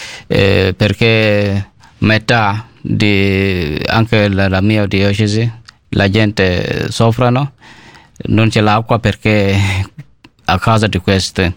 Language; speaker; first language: Italian; non-native, learner; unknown